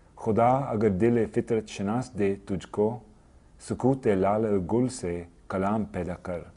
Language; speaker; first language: Urdu; non-native, fluent; English